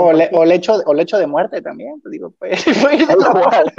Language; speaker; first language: Spanish; native; Spanish